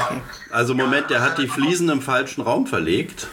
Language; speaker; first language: German; native; German